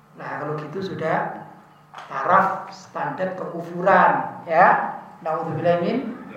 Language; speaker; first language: Indonesian; non-native, local second language; Javanese